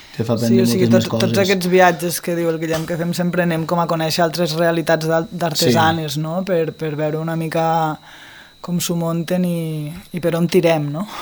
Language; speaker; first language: Catalan; native; Catalan